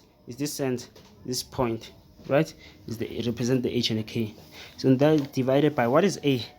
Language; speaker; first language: English; non-native, fluent; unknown